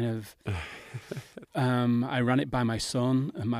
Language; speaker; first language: English; native; English